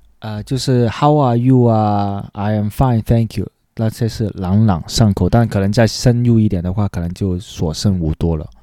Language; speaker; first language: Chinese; non-native, local second language; Cantonese